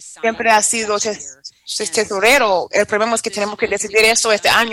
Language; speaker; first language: Spanish; non-native, fluent; English